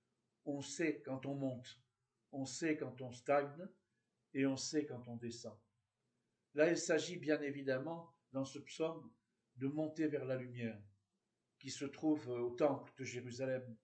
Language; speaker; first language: French; native; French